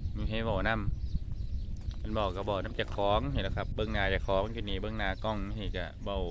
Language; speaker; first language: Thai; native; Thai